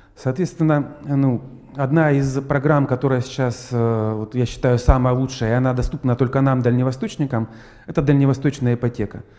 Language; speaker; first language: Russian; native; Russian